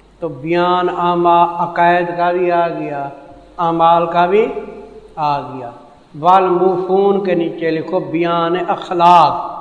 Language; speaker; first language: Urdu; non-native, local second language; Saraiki